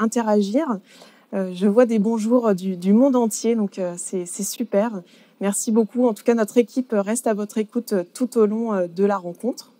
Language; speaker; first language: French; native; French